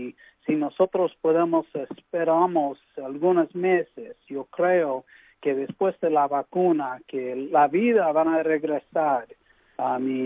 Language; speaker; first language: Spanish; early bilingual, heritage; English